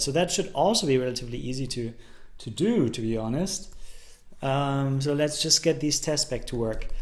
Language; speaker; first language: English; non-native, fluent; German